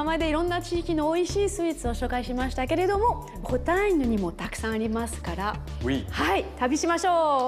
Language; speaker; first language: Japanese; non-native, fluent; French